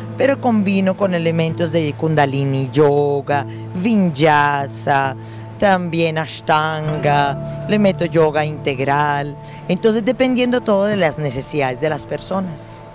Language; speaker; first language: Spanish; non-native, fluent; Dutch